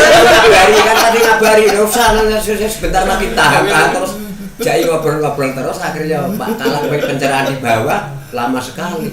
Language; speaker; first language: Indonesian; native; Indonesian